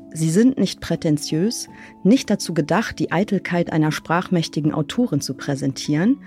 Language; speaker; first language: German; native; German